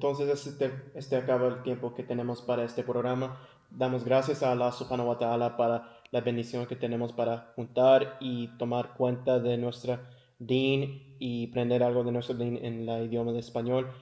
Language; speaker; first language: Spanish; early bilingual, heritage; English